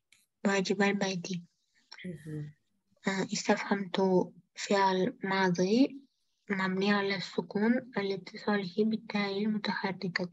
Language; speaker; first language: Arabic; non-native, learner; Uzbek